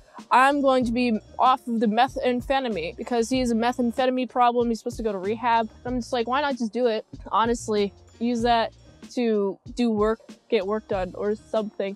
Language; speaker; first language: English; native; English